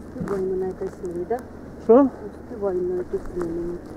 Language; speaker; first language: Russian; native; Russian